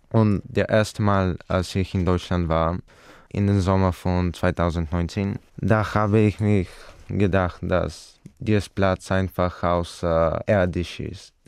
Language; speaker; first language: German; non-native, fluent; Bulgarian